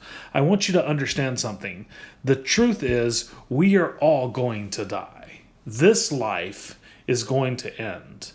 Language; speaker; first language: English; native; English